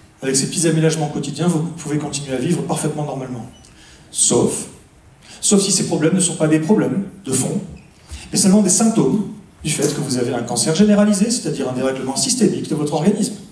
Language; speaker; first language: French; native; French